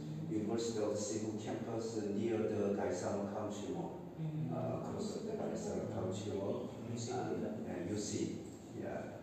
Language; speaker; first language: English; non-native, local second language; Cebuano